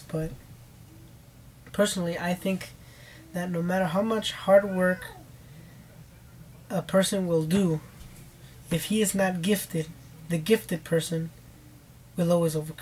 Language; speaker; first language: English; early bilingual, other home language; Spanish